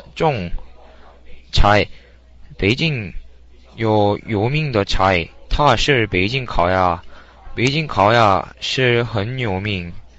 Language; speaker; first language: Chinese; non-native, learner; Korean